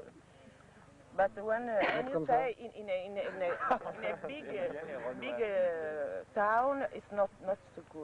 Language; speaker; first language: English; non-native, learner; French